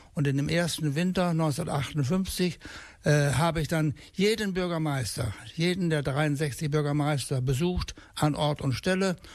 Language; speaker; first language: German; native; German